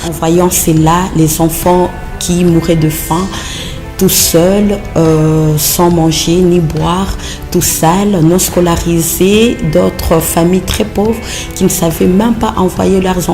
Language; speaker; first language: French; non-native, local second language; Swahili